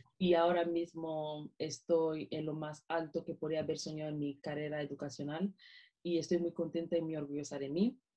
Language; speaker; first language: Spanish; non-native, local second language; Fang